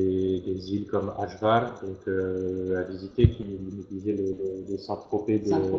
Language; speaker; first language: French; native; French